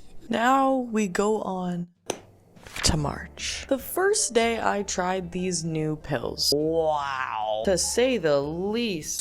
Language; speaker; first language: English; native; English